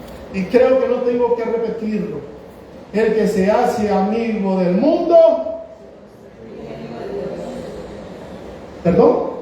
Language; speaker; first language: Spanish; native; Spanish